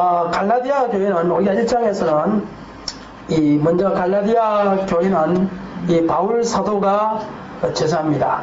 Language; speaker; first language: Korean; native; Korean